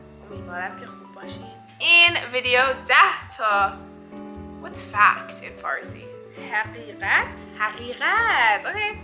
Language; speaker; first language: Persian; early bilingual, heritage; Persian